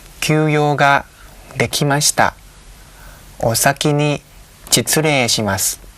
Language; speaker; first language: Japanese; non-native, learner; Thai